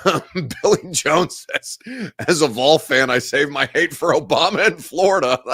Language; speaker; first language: English; native; English